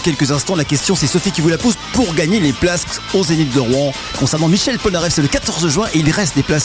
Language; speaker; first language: French; native; French